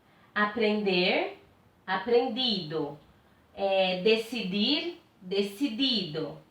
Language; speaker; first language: Spanish; non-native, fluent; Portuguese